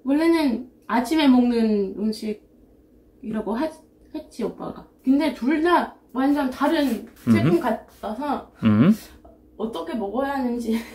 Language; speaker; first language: Korean; non-native, fluent; French